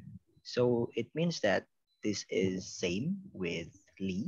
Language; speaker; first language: English; non-native, fluent; Indonesian